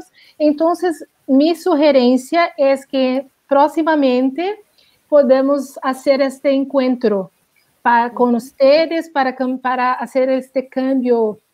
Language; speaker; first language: Spanish; non-native, learner; Portuguese